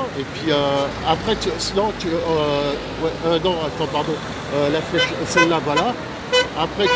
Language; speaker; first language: French; native; French